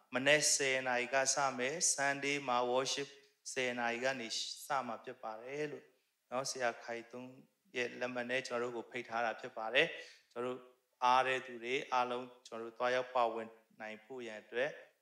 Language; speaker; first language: Burmese; non-native, local second language; Tedim Chin